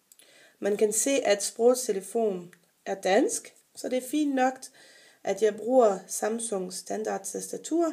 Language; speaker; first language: Danish; non-native, fluent; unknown